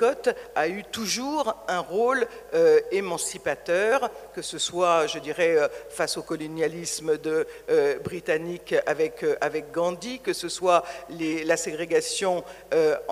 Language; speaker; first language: French; native; French